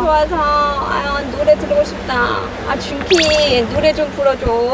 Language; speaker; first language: Korean; non-native, fluent; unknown